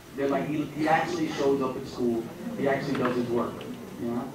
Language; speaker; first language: English; early bilingual, other home language; Spanish